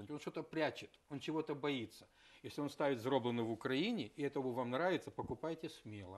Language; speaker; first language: Russian; native; Russian